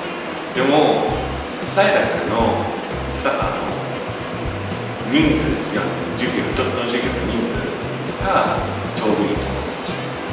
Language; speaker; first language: Japanese; non-native, fluent; English